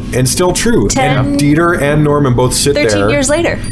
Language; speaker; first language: English; native; English